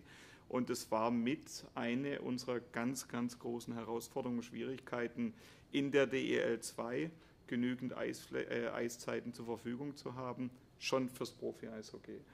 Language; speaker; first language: German; native; German